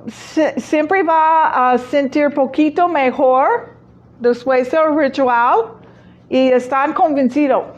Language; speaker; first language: Spanish; non-native, fluent; English